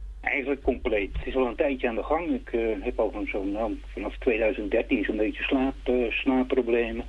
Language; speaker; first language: Dutch; native; Dutch